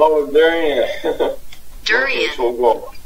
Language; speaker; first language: Chinese; non-native, learner; English